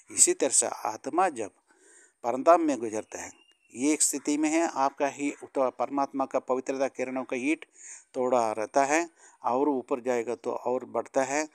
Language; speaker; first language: Hindi; non-native, local second language; Tamil